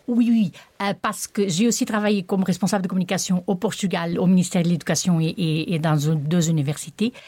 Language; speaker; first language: French; non-native, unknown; Portuguese